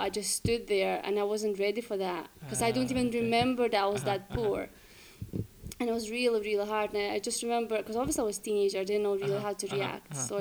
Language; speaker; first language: English; non-native, fluent; Lithuanian